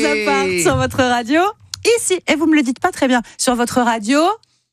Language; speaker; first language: French; native; French